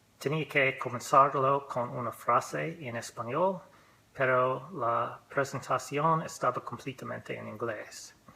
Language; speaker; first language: Spanish; non-native, learner; English